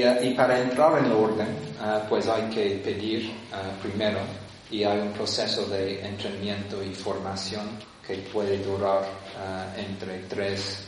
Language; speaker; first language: Spanish; non-native, fluent; English